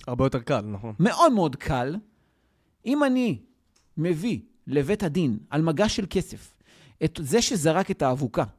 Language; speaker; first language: Hebrew; native; Hebrew